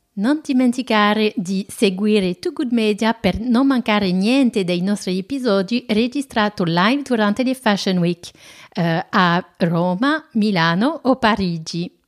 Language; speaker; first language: Italian; non-native, fluent; French